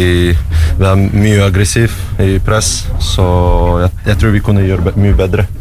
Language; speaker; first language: Norwegian; non-native, fluent; Russian